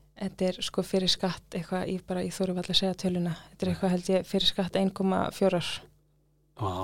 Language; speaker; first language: Icelandic; early bilingual, other home language; English